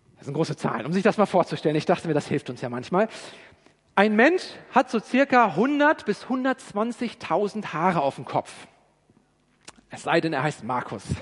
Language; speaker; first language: German; native; German